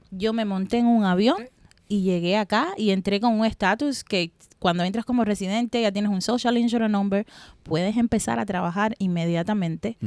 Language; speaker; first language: Spanish; native; Spanish